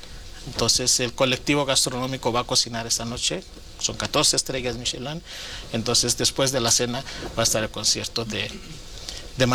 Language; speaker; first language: Spanish; non-native, fluent; Greek